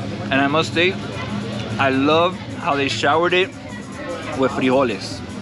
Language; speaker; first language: English; early bilingual, other home language; Spanish